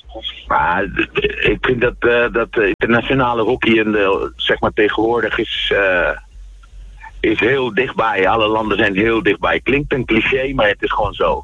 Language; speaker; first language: Dutch; non-native, fluent; Spanish